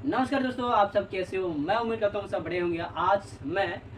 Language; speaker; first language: Hindi; non-native, local second language; Bangla